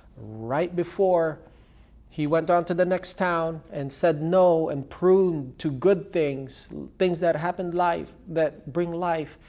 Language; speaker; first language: English; early bilingual, other home language; Filipino